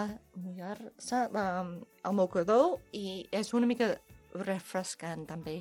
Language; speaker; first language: Catalan; non-native, learner; English